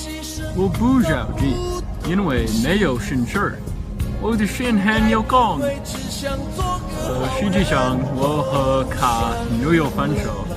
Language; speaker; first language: Chinese; non-native, learner; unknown